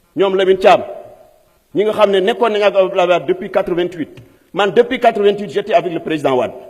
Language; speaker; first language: Wolof; non-native, local second language; Fula